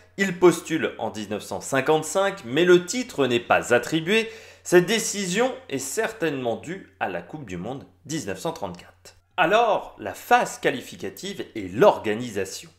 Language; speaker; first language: French; native; French